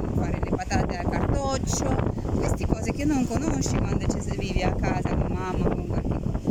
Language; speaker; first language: Italian; non-native, fluent; Uzbek